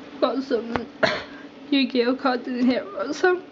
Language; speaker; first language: English; native; English